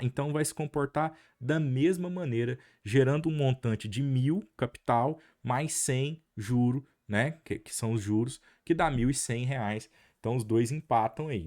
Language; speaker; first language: Portuguese; native; Portuguese